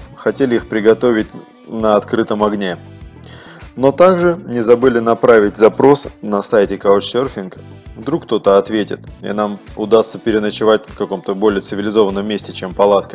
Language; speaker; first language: Russian; native; Russian